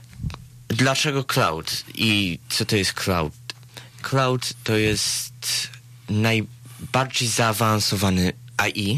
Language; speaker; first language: Polish; early bilingual, heritage; Polish